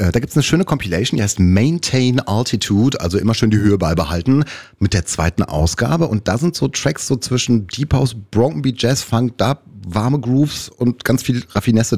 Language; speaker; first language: German; native; German